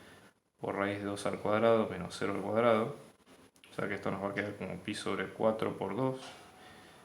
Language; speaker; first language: Spanish; native; Spanish